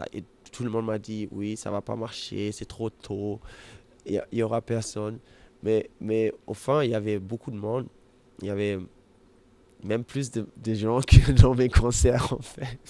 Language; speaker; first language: French; non-native, fluent; German